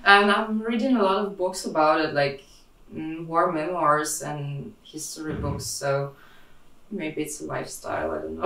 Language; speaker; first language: English; non-native, fluent; Russian